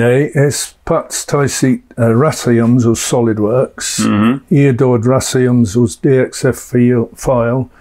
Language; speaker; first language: Latvian; non-native, learner; English